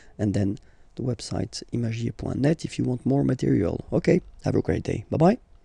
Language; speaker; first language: English; non-native, fluent; French